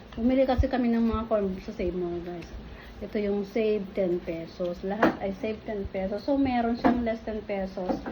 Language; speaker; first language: Filipino; non-native, local second language; Iloko